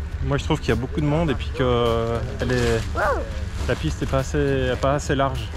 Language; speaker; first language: French; native; French